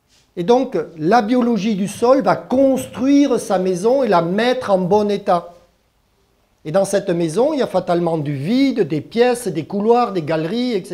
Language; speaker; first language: French; early bilingual, other home language; German